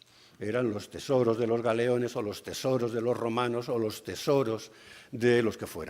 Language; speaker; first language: Spanish; native; Spanish